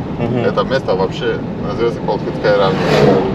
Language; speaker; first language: Russian; non-native, local second language; Georgian